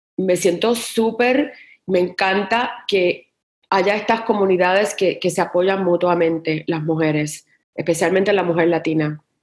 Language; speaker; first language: Spanish; native; Spanish